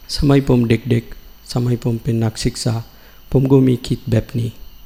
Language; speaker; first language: Thai; non-native, learner; Sinhala